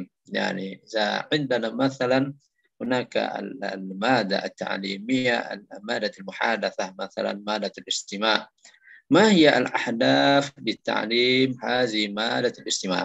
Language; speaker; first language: Arabic; non-native, fluent; Indonesian